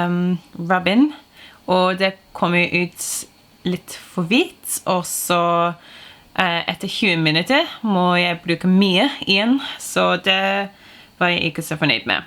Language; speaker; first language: Norwegian; non-native, fluent; English